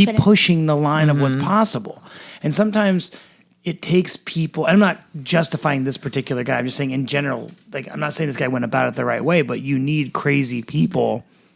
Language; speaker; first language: English; native; English